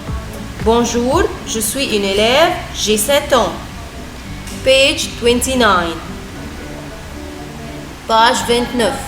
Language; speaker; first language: French; non-native, fluent; Arabic